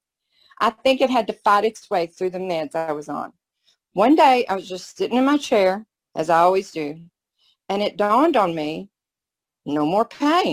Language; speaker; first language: English; native; English